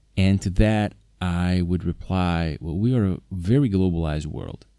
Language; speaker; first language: English; non-native, fluent; Slovak